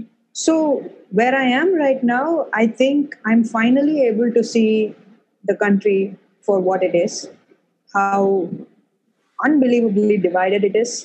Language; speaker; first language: English; non-native, local second language; Tamil